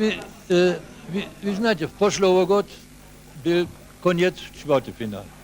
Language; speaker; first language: Russian; non-native, learner; German